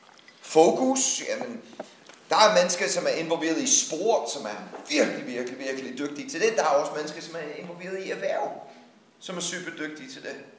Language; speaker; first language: Danish; non-native, fluent; English